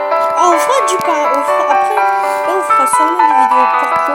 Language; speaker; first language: French; native; French